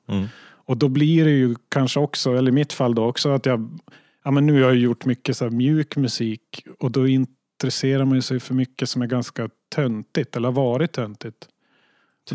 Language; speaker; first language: Swedish; native; Swedish